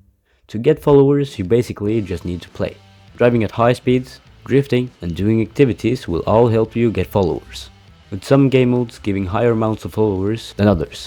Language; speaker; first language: English; non-native, fluent; Norwegian